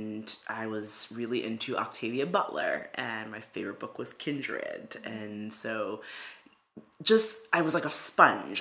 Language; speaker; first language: English; native; English